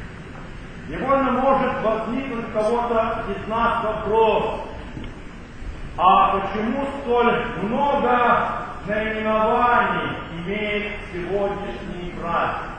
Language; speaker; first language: Russian; native; Russian